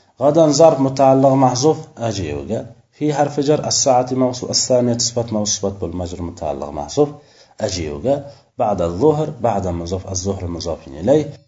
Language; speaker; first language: Arabic; non-native, fluent; Uzbek